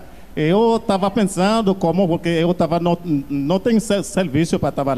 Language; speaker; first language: Portuguese; non-native, learner; Haitian Creole